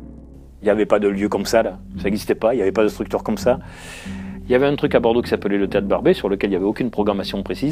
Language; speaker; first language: French; native; French